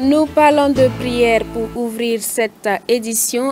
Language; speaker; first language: French; non-native, local second language; Mossi